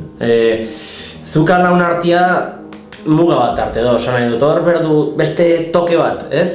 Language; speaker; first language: Basque; native; Basque